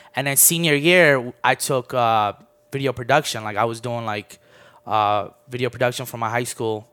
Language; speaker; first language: English; early bilingual, other home language; Armenian